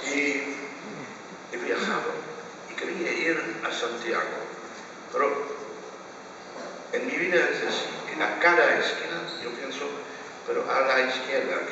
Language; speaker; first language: Spanish; non-native, fluent; Dutch